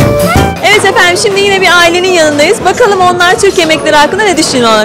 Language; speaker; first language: Turkish; native; Turkish